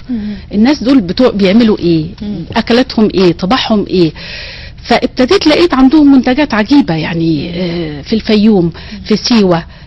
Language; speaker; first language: Arabic; native; Arabic